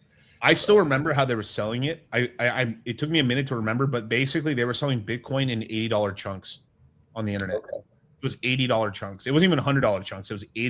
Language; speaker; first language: English; native; English